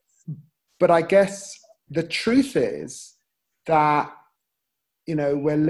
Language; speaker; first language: English; native; English